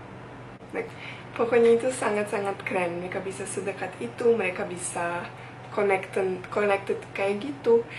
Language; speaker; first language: Indonesian; non-native, fluent; Bosnian